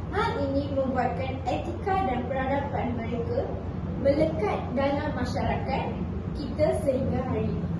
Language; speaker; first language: Malay; native; Malay